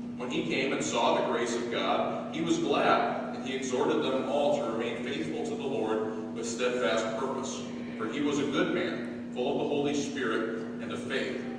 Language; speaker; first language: English; native; English